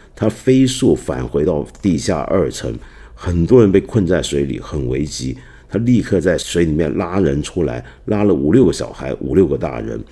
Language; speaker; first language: Chinese; non-native, local second language; Cantonese